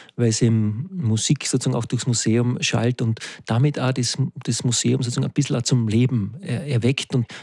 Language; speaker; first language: German; native; German